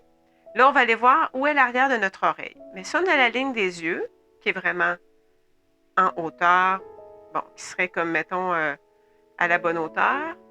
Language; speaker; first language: French; native; French